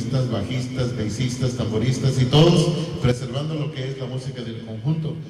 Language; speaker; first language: Spanish; early bilingual, heritage; Spanish